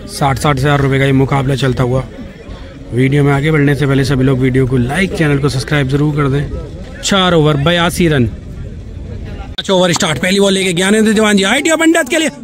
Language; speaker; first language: Hindi; native; Hindi